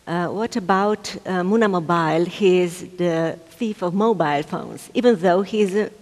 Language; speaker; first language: English; non-native, fluent; Slovenian